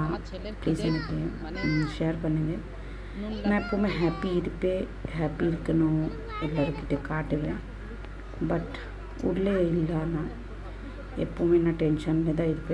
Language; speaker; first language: Tamil; non-native, local second language; Bangla